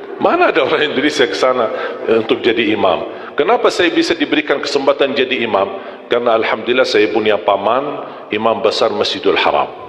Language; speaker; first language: Malay; non-native, fluent; Arabic